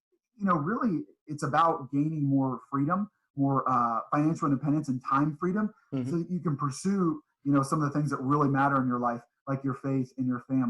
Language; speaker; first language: English; native; English